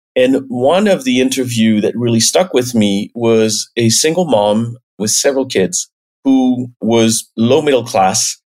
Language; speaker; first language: English; non-native, fluent; French